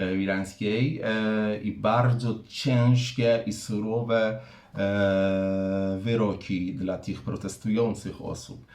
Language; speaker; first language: Polish; non-native, fluent; Persian